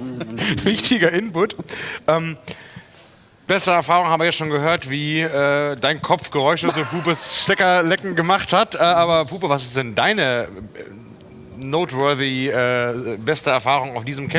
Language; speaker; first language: German; native; German